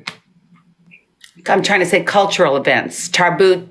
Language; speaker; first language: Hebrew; non-native, learner; English